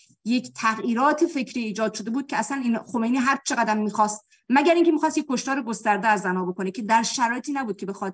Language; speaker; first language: Persian; native; Persian